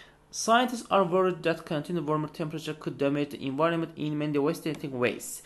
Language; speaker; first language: English; non-native, fluent; Azerbaijani